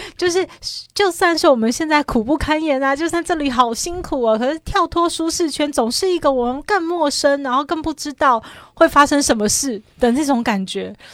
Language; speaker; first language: Chinese; non-native, local second language; Cantonese